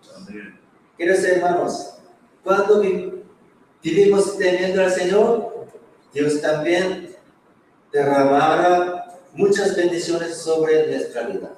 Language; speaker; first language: Spanish; non-native, fluent; Korean